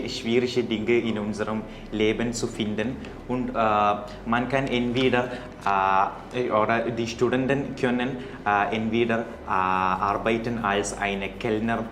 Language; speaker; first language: German; non-native, learner; Malayalam